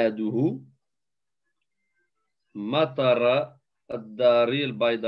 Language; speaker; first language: Arabic; non-native, learner; French